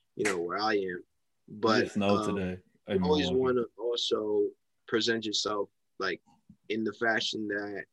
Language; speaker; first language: English; native; English